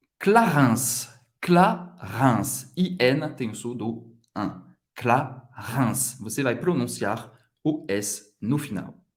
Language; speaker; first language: Portuguese; non-native, fluent; French